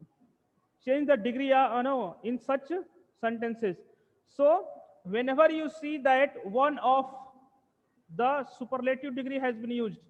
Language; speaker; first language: English; non-native, local second language; Hindi